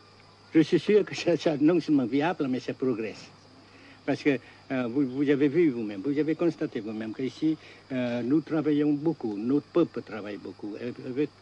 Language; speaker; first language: French; non-native, fluent; Vietnamese